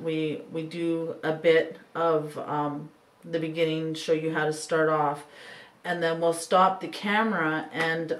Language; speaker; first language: English; native; English